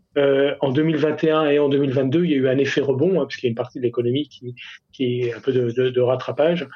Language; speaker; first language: French; native; French